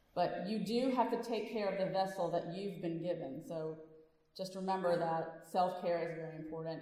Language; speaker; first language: English; early bilingual, other home language; Hindi